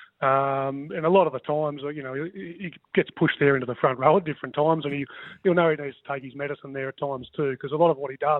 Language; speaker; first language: English; native; English